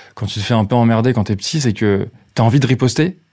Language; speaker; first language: French; native; French